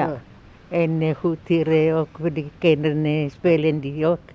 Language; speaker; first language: Dutch; non-native, learner; Malay